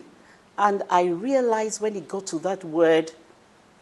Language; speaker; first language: English; non-native, local second language; Yoruba